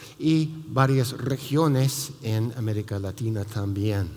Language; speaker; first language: Spanish; non-native, fluent; English